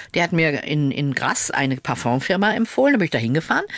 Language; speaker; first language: German; native; German